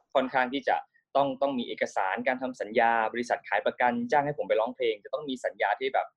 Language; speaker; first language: Thai; native; Thai